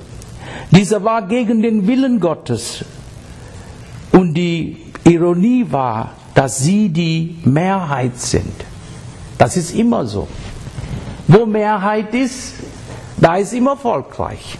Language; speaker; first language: German; non-native, learner; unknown